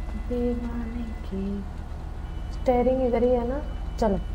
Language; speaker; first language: Hindi; native; Hindi